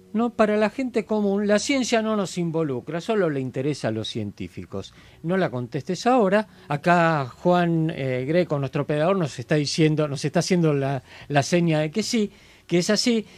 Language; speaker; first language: Spanish; native; Spanish